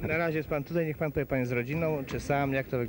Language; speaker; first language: Polish; native; Polish